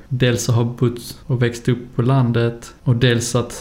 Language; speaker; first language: Swedish; native; Swedish